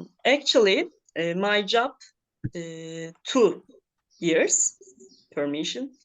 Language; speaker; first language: English; non-native, learner; Turkish